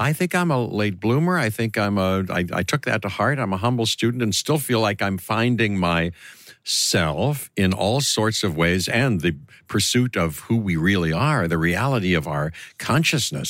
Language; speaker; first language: English; native; English